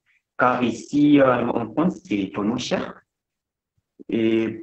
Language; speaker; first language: French; non-native, fluent; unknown